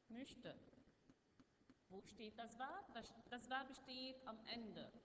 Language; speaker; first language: German; non-native, learner; Arabic